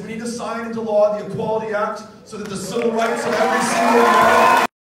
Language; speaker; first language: English; native; English